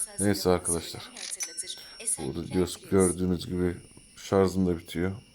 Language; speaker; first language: Turkish; early bilingual, heritage; Turkish